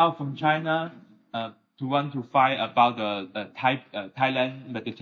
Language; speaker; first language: English; non-native, learner; Chinese